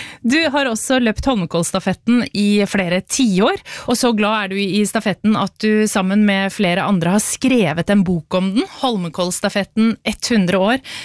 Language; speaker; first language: Norwegian; native; Norwegian